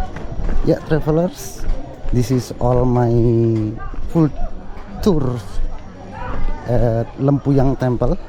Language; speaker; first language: English; non-native, fluent; Indonesian